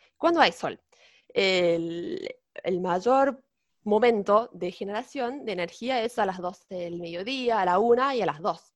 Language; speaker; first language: Spanish; non-native, fluent; German